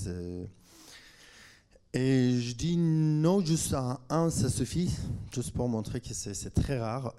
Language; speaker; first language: French; non-native, fluent; Kurdish